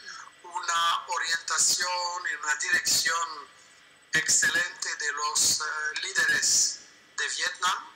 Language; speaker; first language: Spanish; non-native, fluent; French